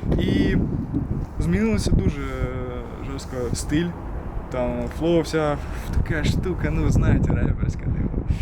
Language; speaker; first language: Ukrainian; non-native, local second language; Russian